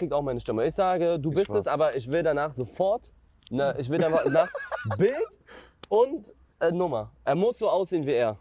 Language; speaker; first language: German; native; German